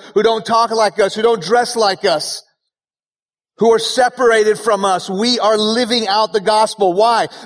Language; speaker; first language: English; early bilingual, other home language; Persian